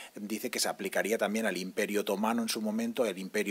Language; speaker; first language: Spanish; non-native, local second language; Catalan